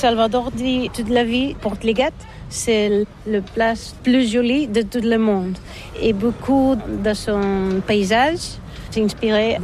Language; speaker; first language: French; non-native, learner; Catalan